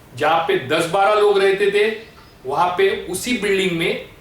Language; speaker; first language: Hindi; non-native, local second language; Marathi